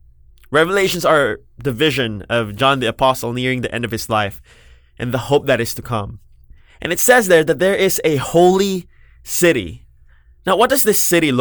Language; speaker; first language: English; non-native, local second language; Filipino